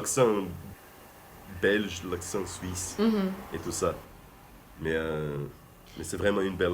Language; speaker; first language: French; non-native, fluent; Portuguese